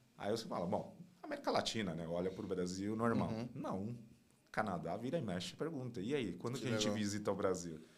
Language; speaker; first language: Portuguese; non-native, fluent; Chinese